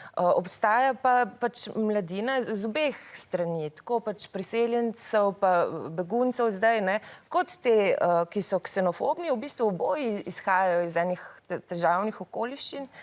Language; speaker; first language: Slovenian; early bilingual, other home language; Bosnian